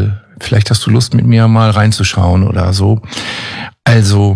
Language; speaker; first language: German; native; German